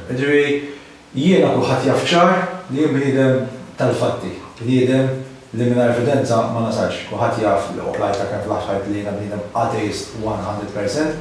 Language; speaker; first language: Maltese; native; Maltese